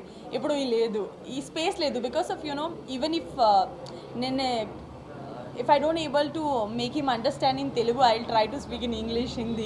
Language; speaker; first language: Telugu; non-native, learner; Gujarati